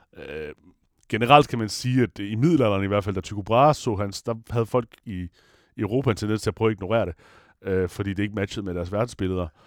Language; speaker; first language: Danish; non-native, fluent; Italian